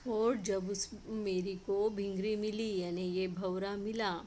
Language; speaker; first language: Hindi; non-native, local second language; Marathi